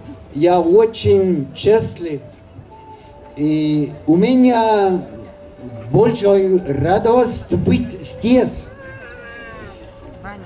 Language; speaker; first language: Russian; non-native, learner; German